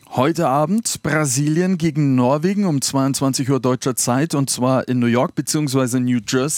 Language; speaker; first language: German; native; German